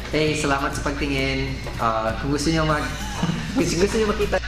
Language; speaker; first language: Filipino; early bilingual, heritage; Filipino